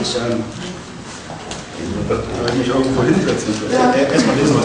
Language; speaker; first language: German; native; German